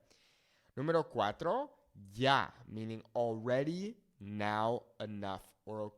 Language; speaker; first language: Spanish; non-native, fluent; English